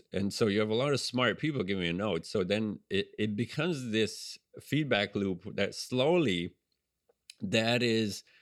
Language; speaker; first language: English; non-native, fluent; Italian